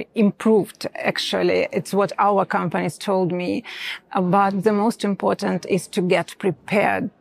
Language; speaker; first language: English; non-native, fluent; Ukrainian